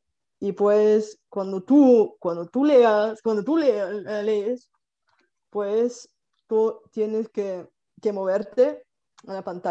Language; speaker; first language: Spanish; non-native, fluent; Bulgarian